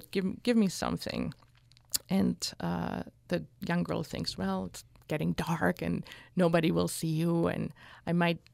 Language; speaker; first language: English; non-native, fluent; German